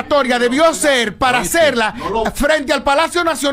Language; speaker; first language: Spanish; native; Spanish